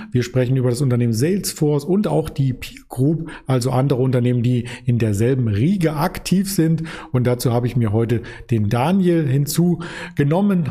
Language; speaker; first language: German; native; German